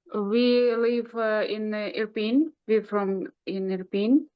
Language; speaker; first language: English; non-native, learner; Ukrainian